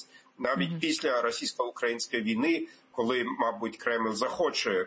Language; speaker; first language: Ukrainian; non-native, fluent; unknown